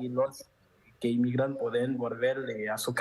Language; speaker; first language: Spanish; non-native, fluent; Haitian Creole